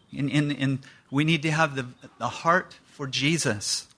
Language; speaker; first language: English; native; English